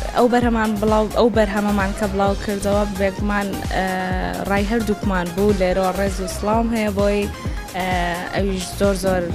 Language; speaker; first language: Central Kurdish; non-native, local second language; Gurani